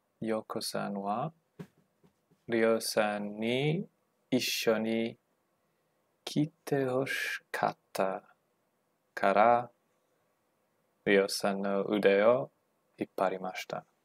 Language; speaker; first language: Japanese; non-native, learner; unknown